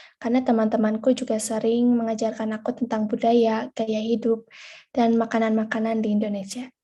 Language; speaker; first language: Indonesian; early bilingual, other home language; Chinese